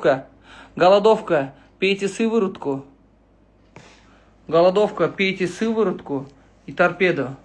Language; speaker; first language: Russian; non-native, local second language; Uzbek